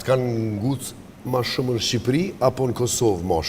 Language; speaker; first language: Albanian; native; Albanian